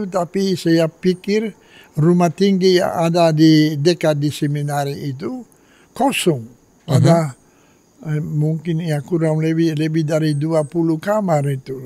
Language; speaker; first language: Indonesian; non-native, fluent; Polish